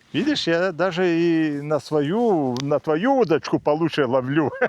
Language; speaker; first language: Russian; non-native, fluent; Lithuanian